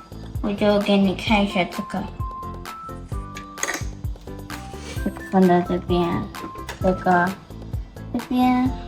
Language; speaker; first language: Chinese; early bilingual, heritage; Chinese